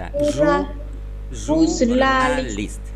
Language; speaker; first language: Russian; non-native, learner; Vietnamese